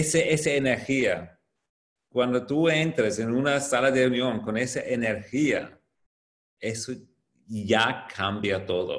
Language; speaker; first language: Spanish; non-native, fluent; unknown